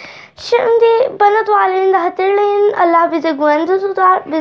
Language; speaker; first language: Turkish; non-native, learner; Urdu